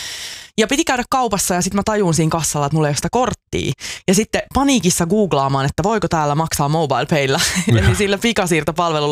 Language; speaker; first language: Finnish; native; Finnish